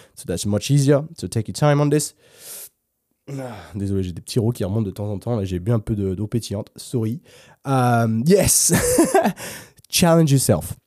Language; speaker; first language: English; non-native, fluent; French